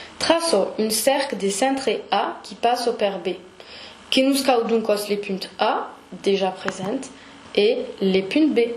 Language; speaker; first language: Occitan; non-native, local second language; French